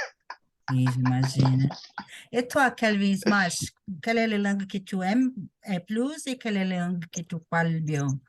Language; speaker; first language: French; non-native, learner; Portuguese